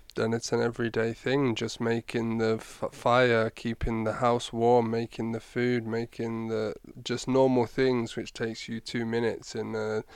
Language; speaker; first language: English; native; English